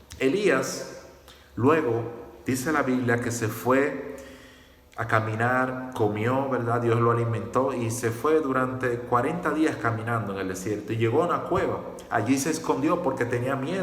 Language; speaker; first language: Spanish; native; Spanish